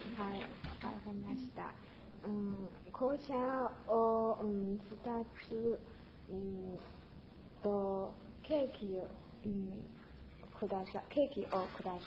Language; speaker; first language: Japanese; non-native, learner; Chinese